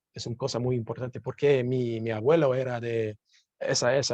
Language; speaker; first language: Spanish; non-native, learner; English